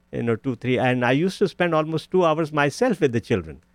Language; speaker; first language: English; non-native, local second language; Punjabi